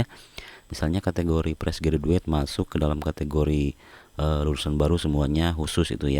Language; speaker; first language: Indonesian; native; Indonesian